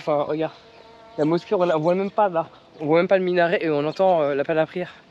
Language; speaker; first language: French; native; French